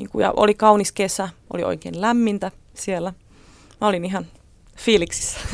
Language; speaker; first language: Finnish; non-native, fluent; Czech